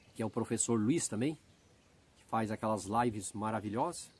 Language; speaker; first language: Portuguese; native; Portuguese